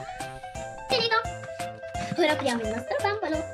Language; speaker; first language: Italian; early bilingual, other home language; Spanish